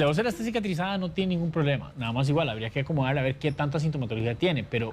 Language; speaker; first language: Spanish; native; Spanish